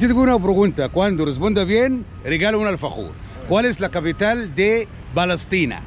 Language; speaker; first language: Spanish; non-native, learner; Arabic